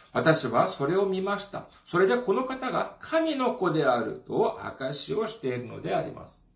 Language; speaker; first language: Japanese; non-native, fluent; Korean